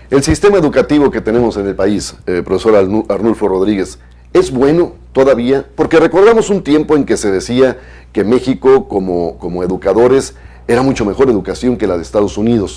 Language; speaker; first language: Spanish; native; Spanish